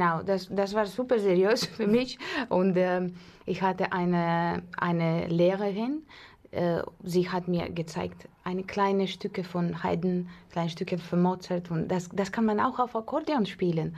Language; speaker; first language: German; non-native, learner; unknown